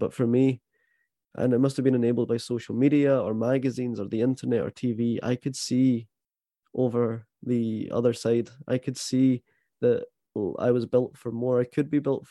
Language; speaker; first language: English; native; English